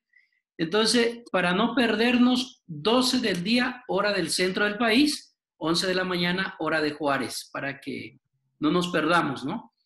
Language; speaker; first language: Spanish; native; Spanish